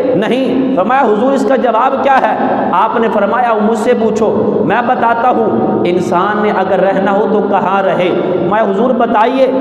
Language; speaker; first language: Urdu; non-native, local second language; Punjabi